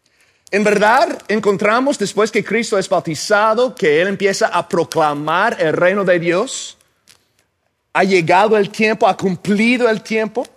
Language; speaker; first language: Spanish; non-native, fluent; English